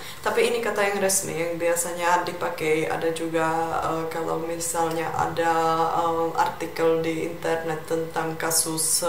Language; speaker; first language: Indonesian; non-native, fluent; Czech